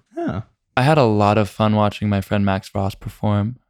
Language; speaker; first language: English; native; English